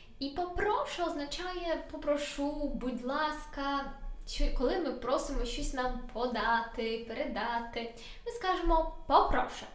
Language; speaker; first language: Polish; non-native, learner; Ukrainian